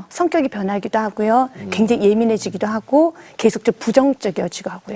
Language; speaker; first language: Korean; native; Korean